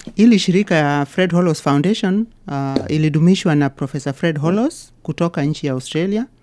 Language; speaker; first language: Swahili; non-native, local second language; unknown